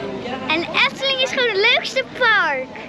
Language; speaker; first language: Dutch; native; Dutch